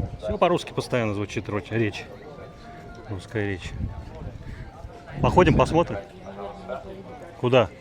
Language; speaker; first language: Russian; native; Russian